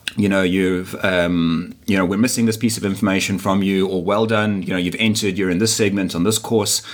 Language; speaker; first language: English; native; English